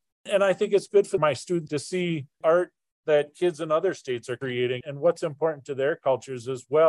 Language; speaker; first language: English; native; English